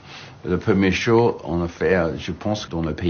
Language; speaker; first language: French; non-native, learner; English